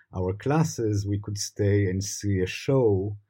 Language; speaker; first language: English; non-native, fluent; Hebrew